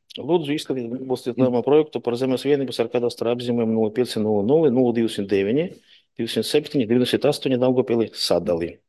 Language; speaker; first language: Latvian; non-native, local second language; Russian